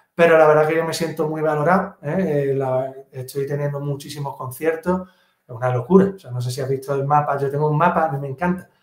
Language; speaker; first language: Spanish; native; Spanish